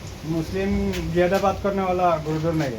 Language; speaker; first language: Hindi; non-native, local second language; Bangla